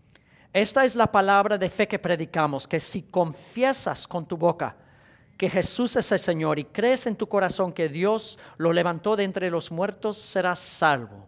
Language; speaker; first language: Spanish; non-native, fluent; English